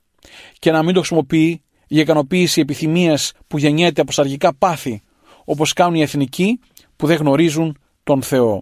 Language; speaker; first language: Greek; native; Greek